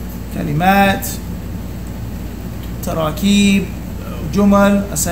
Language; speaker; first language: Arabic; non-native, fluent; English